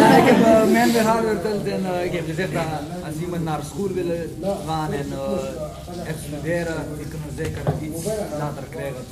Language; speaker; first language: Dutch; non-native, learner; Pashto